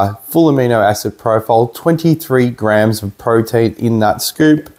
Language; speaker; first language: English; native; English